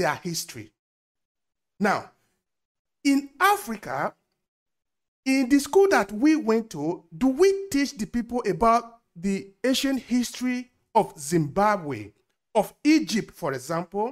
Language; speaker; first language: English; non-native, local second language; Bini